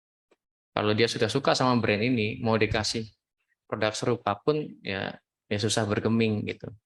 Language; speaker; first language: Indonesian; native; Indonesian